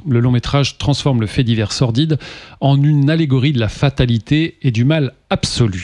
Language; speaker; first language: French; native; French